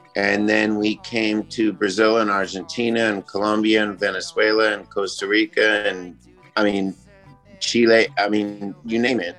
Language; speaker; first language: English; native; English